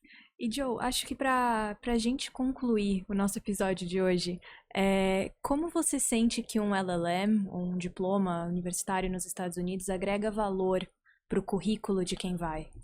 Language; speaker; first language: Portuguese; native; Portuguese